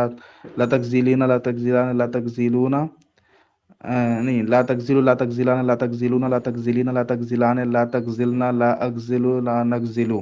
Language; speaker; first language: Arabic; non-native, learner; Urdu